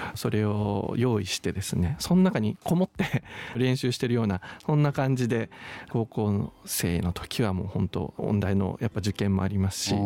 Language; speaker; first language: Japanese; native; Japanese